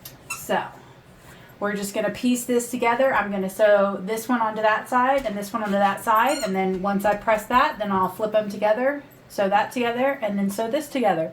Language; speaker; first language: English; native; English